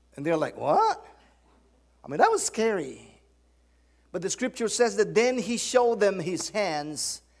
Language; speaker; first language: English; non-native, fluent; Spanish